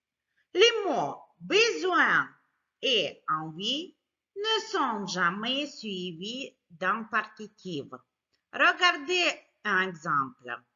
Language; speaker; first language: French; non-native, fluent; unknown